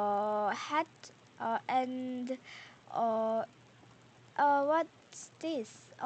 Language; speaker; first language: English; non-native, learner; Korean